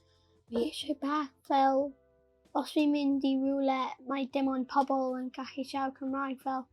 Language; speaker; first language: Welsh; non-native, local second language; English